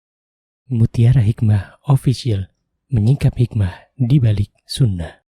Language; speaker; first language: Indonesian; native; Indonesian